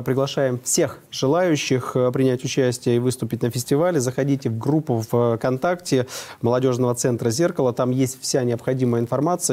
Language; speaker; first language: Russian; native; Russian